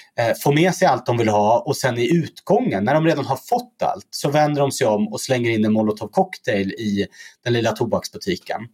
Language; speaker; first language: Swedish; early bilingual, other home language; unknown